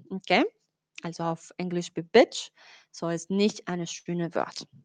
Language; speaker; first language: German; non-native, learner; Spanish